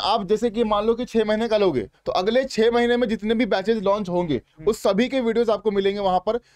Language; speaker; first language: Hindi; native; Hindi